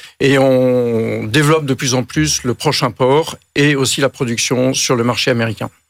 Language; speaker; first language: French; native; French